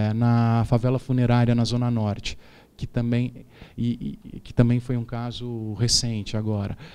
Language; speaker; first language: Portuguese; native; Portuguese